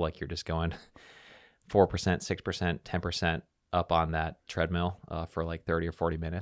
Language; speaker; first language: English; native; English